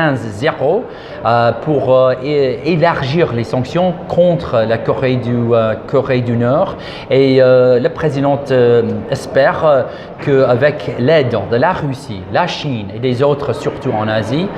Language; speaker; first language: French; non-native, fluent; English